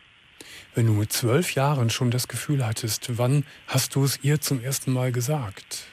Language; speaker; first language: German; native; German